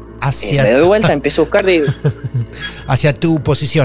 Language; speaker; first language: Spanish; native; Spanish